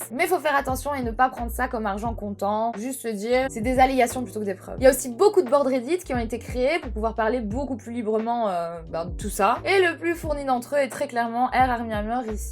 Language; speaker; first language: French; native; French